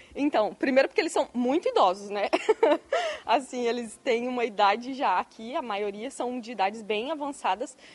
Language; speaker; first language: Portuguese; native; Portuguese